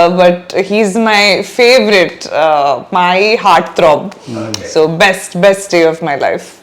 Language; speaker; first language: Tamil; non-native, learner; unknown